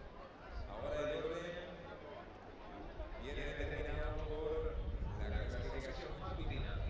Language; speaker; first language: Spanish; native; Spanish